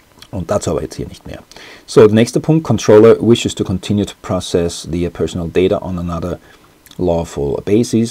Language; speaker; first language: German; native; German